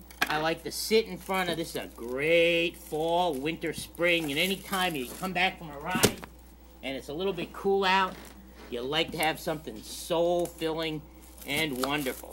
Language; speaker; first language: English; native; English